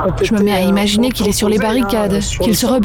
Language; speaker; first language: French; native; French